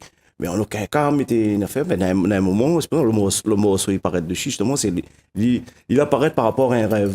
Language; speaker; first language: French; non-native, local second language; Réunion Creole French